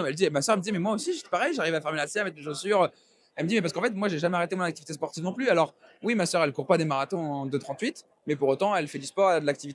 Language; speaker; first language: French; native; French